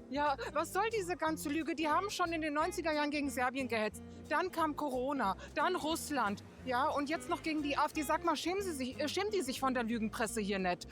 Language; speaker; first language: German; non-native, fluent; Serbian